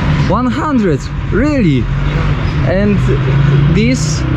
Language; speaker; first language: English; non-native, learner; Polish